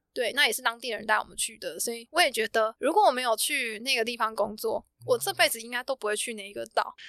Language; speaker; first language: Chinese; native; Chinese